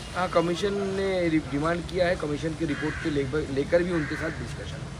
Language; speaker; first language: Hindi; non-native, local second language; Bangla